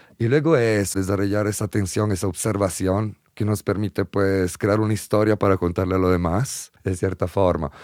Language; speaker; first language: Spanish; non-native, fluent; Italian